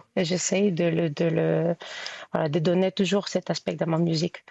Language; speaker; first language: French; non-native, fluent; Greek